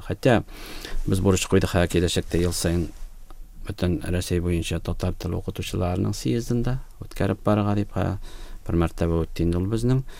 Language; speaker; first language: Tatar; native; Tatar